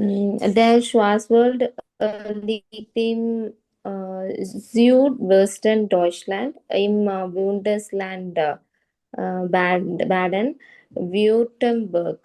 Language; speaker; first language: German; non-native, learner; Tamil